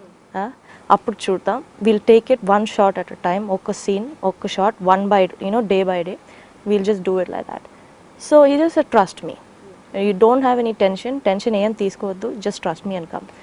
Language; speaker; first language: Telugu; non-native, learner; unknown